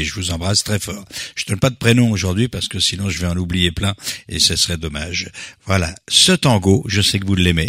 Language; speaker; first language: French; native; French